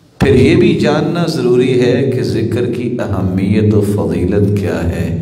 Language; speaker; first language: Urdu; non-native, local second language; Punjabi